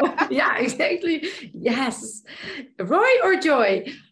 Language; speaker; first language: English; non-native, fluent; Dutch